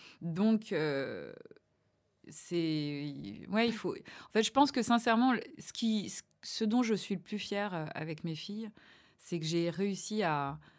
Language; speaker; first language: French; native; French